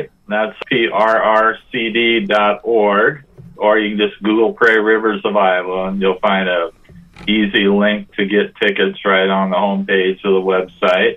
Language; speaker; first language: English; native; English